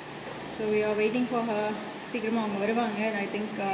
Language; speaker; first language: Tamil; native; Tamil